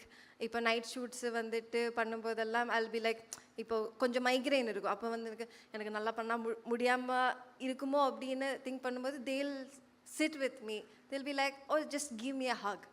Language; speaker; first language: Tamil; non-native, fluent; Malayalam